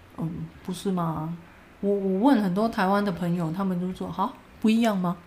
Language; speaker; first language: Chinese; non-native, local second language; Cantonese